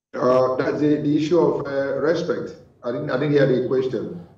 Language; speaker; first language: English; non-native, local second language; Igbo